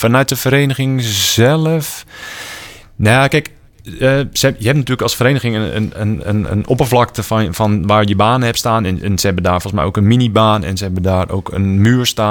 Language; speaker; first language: Dutch; native; Dutch